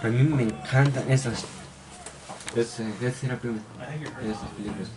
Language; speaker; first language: Spanish; early bilingual, heritage; Spanish